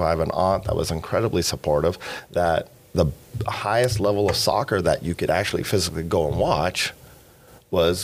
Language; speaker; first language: English; native; English